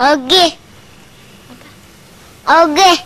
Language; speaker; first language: Indonesian; native; Indonesian